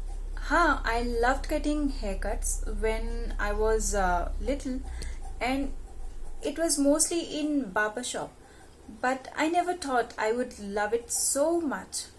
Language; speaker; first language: English; non-native, local second language; Hindi